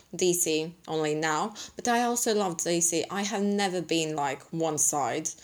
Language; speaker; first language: English; non-native, fluent; Latvian